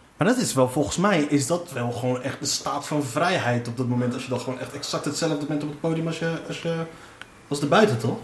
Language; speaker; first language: Dutch; early bilingual, other home language; Riffian